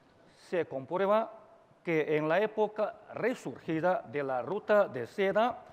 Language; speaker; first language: Spanish; non-native, fluent; Chinese